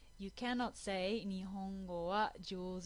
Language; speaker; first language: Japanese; non-native, fluent; English